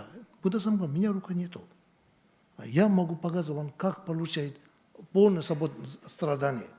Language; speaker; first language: Russian; non-native, learner; Tibetan